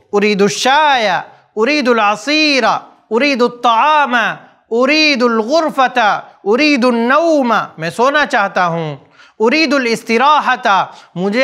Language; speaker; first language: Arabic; non-native, fluent; Urdu